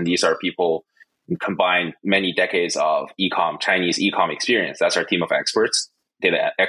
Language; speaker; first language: English; non-native, fluent; Chinese